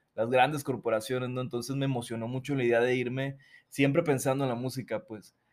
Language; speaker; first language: Spanish; native; Spanish